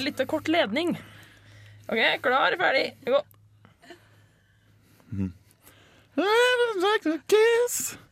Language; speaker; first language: Norwegian; native; Norwegian